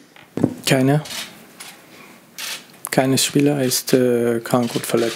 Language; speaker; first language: German; non-native, fluent; French